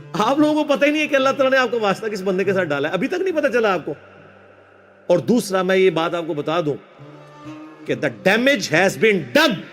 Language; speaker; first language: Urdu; non-native, local second language; Punjabi